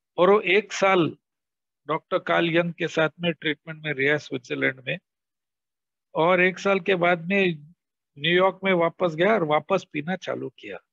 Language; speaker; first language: Hindi; non-native, local second language; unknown